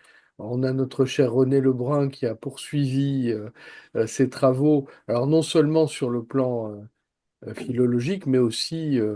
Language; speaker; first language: French; native; French